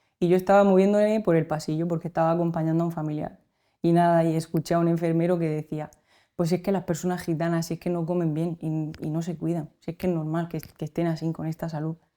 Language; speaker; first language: Spanish; native; Spanish